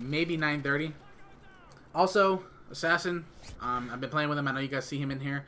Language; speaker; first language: English; native; English